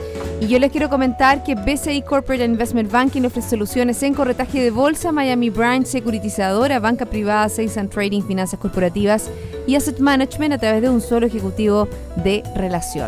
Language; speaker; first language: Spanish; native; Spanish